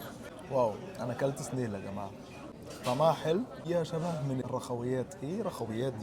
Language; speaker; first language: Arabic; native; Arabic